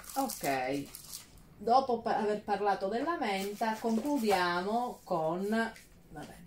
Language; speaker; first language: Italian; native; Italian